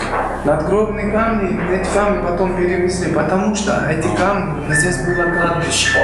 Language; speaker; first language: Russian; non-native, fluent; Georgian